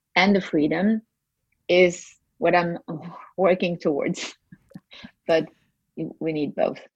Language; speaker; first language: English; non-native, fluent; French